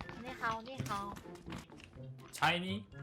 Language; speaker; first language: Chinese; non-native, learner; Korean